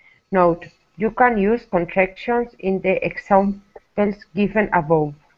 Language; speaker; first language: English; non-native, learner; Spanish